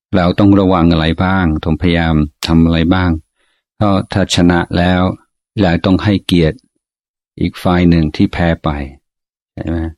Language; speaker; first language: Thai; non-native, fluent; English